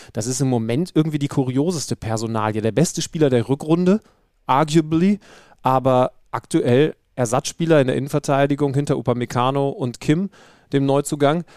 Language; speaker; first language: German; native; German